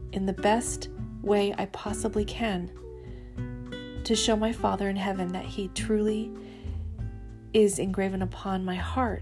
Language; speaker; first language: English; native; English